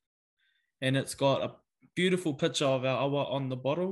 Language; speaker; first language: English; native; English